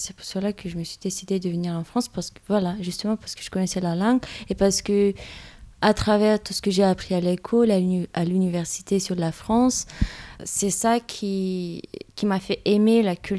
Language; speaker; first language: French; non-native, fluent; Romanian